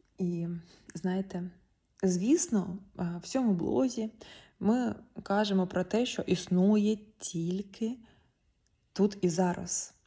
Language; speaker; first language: Ukrainian; non-native, local second language; Russian